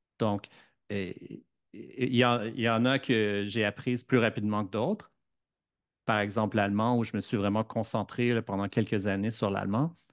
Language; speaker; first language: French; native; French